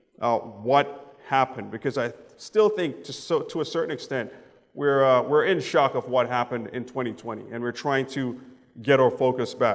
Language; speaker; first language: English; native; English